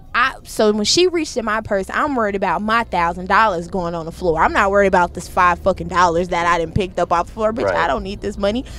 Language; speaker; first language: English; native; English